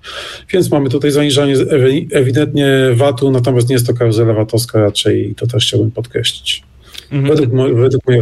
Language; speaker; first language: Polish; native; Polish